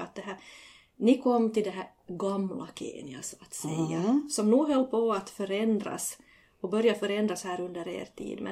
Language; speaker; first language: Swedish; native; Swedish